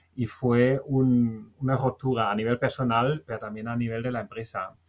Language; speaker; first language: Spanish; non-native, fluent; German